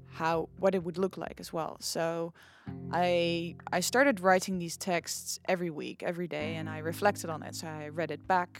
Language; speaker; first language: English; non-native, fluent; Dutch